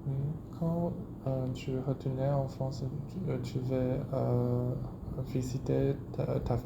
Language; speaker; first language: French; non-native, learner; Chinese